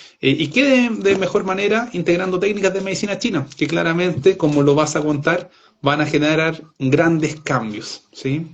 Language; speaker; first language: Spanish; native; Spanish